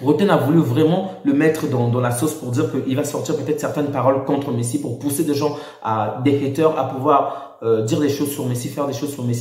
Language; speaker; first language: French; native; French